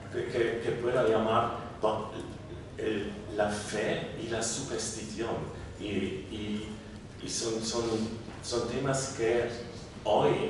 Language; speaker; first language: Spanish; non-native, learner; German